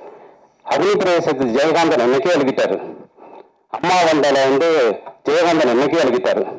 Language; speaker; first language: Tamil; native; Tamil